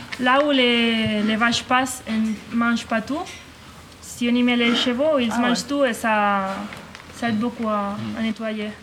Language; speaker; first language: French; non-native, learner; Catalan